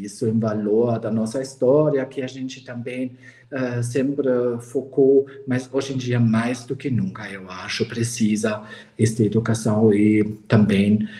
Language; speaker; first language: Portuguese; non-native, fluent; German